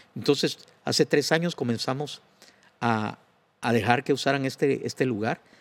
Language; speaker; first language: Spanish; native; Spanish